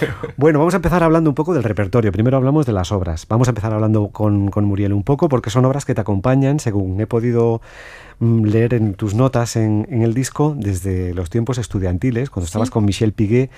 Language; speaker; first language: Spanish; native; Spanish